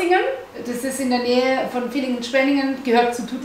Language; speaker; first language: German; early bilingual, other home language; Italian